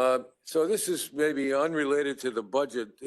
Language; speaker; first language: English; native; English